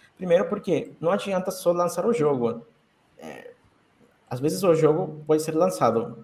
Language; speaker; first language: Portuguese; non-native, fluent; Spanish